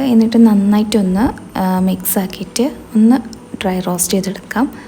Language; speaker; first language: Malayalam; native; Malayalam